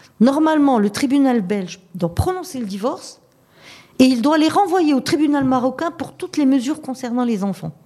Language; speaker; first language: French; non-native, local second language; Arabic